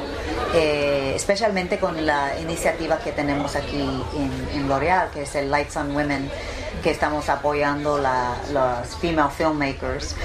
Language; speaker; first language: Spanish; early bilingual, heritage; English